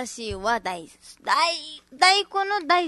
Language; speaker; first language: Japanese; non-native, learner; Nepali